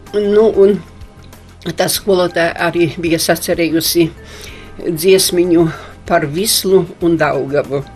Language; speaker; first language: Latvian; non-native, local second language; Polish